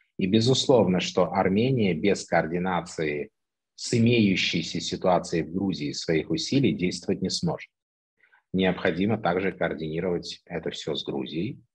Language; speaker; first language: Russian; native; Russian